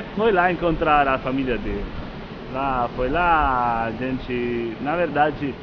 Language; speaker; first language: Portuguese; non-native, fluent; Italian